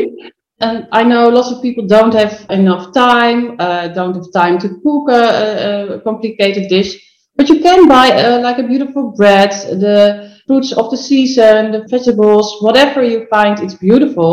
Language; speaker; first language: English; non-native, fluent; Dutch